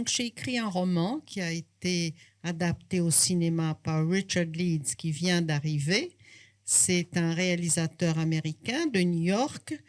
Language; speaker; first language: French; non-native, fluent; Portuguese